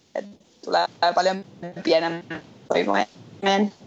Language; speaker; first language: Finnish; native; Finnish